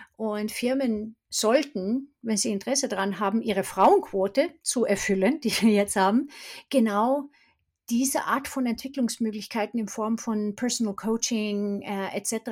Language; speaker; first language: German; non-native, fluent; Swedish